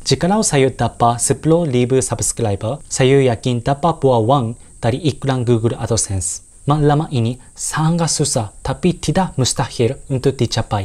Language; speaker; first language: Malay; non-native, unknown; Japanese